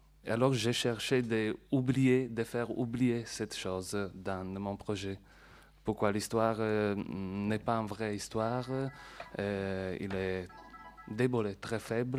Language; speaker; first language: French; non-native, learner; Italian